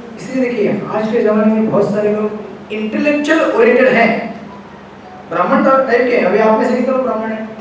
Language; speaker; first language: Hindi; non-native, local second language; Marathi